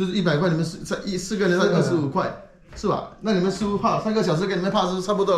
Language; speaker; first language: Chinese; native; Chinese